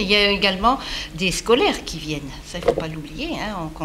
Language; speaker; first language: French; native; French